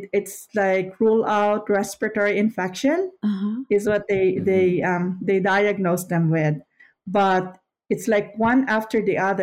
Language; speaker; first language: English; non-native, local second language; Filipino